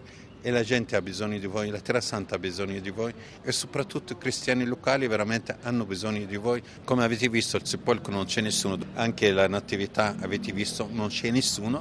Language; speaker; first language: Italian; non-native, fluent; Arabic